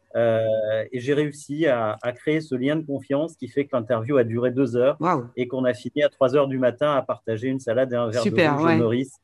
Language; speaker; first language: French; native; French